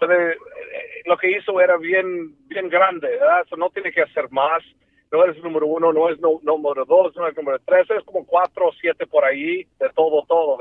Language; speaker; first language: Spanish; early bilingual, heritage; Spanish